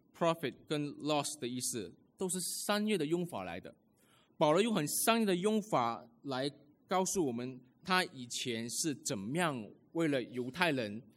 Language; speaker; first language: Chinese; early bilingual, heritage; Chinese